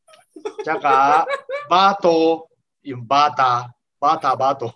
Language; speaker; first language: Filipino; non-native, learner; Japanese